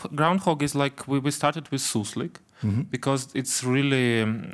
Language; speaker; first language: English; non-native, fluent; Ukrainian